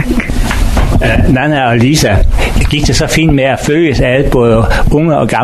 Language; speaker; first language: Danish; native; Danish